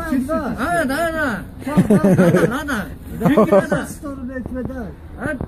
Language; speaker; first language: Russian; non-native, learner; Tajik